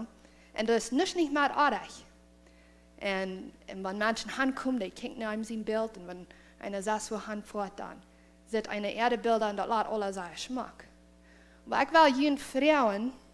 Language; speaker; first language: German; non-native, learner; Plautdietsch